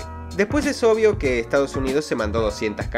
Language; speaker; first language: Spanish; native; Spanish